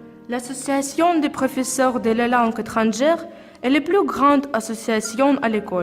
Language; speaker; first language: French; non-native, learner; Russian